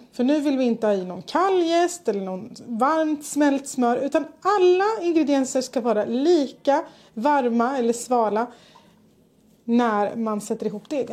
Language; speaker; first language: Swedish; native; Swedish